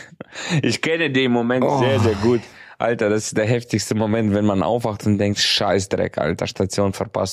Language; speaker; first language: German; native; German